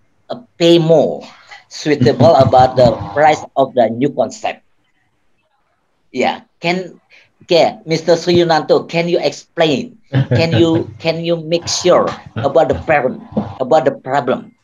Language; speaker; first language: English; non-native, learner; Indonesian